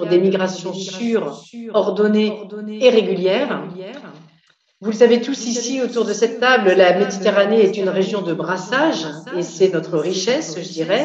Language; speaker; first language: French; native; French